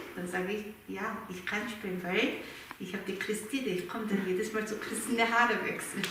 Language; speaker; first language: German; non-native, learner; Korean